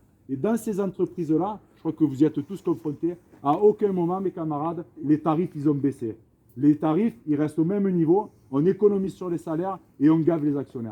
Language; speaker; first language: French; native; French